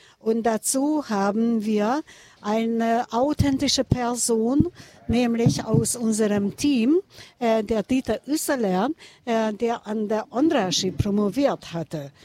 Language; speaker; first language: German; non-native, fluent; Hungarian